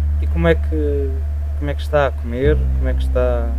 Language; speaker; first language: Portuguese; native; Portuguese